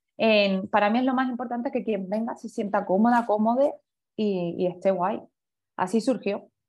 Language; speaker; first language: Spanish; early bilingual, other home language; Chinese